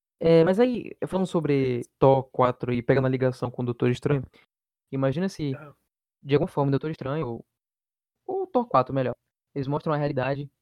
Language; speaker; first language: Portuguese; native; Portuguese